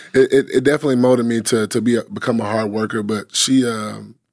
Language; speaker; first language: English; native; English